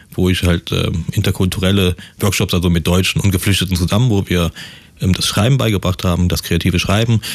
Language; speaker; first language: German; early bilingual, other home language; Persian